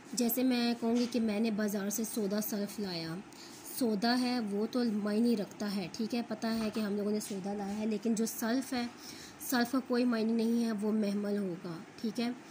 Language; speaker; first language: Urdu; native; Urdu